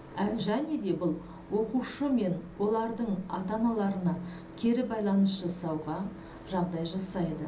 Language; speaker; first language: Kazakh; native; Kazakh